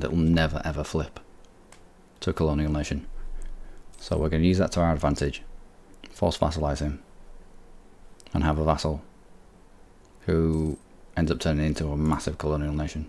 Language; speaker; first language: English; native; English